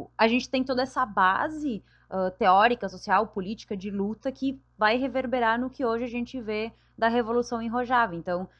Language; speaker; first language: Portuguese; non-native, fluent; Spanish